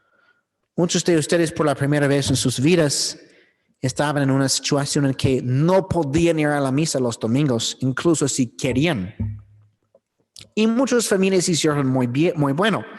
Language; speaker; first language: Spanish; non-native, learner; English